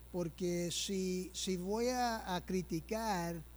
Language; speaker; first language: Spanish; early bilingual, heritage; Spanish